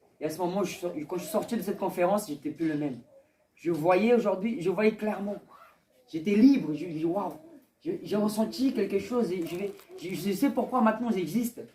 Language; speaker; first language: French; early bilingual, other home language; Portuguese